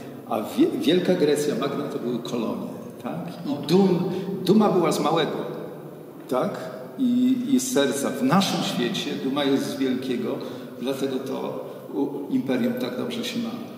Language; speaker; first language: Polish; native; Polish